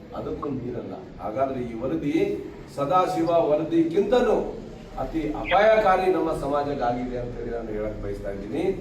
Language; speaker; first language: Kannada; non-native, local second language; Lambadi